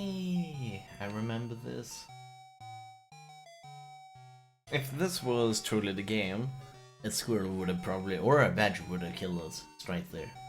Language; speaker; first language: English; non-native, fluent; Chinese